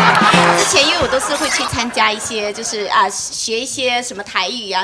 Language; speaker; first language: Chinese; non-native, fluent; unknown